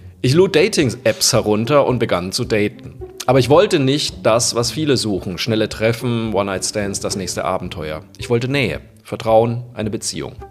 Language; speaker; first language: German; native; German